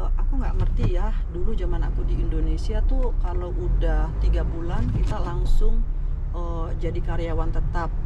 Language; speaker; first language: Indonesian; native; Indonesian